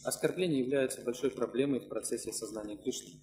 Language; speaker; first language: Russian; native; Russian